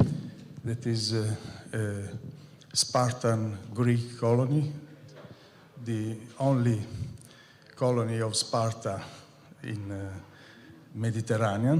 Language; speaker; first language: English; non-native, fluent; Italian